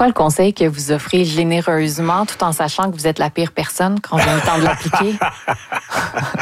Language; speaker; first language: French; native; French